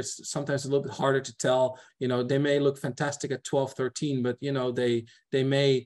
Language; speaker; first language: English; non-native, fluent; Dutch